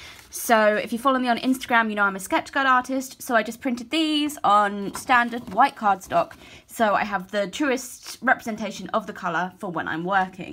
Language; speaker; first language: English; native; English